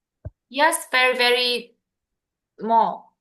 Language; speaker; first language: English; non-native, learner; Vietnamese